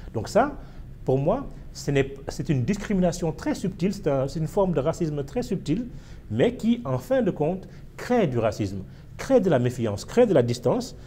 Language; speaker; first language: French; non-native, local second language; Wolof